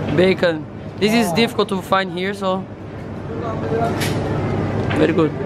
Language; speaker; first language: English; non-native, learner; Portuguese